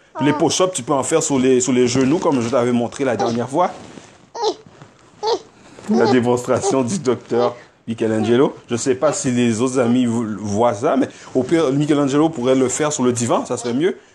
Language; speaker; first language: French; native; French